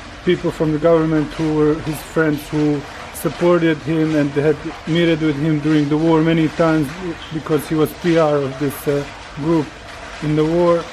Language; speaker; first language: English; non-native, fluent; Bosnian